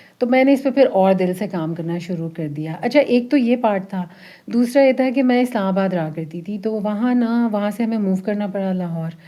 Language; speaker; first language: Urdu; early bilingual, heritage; Urdu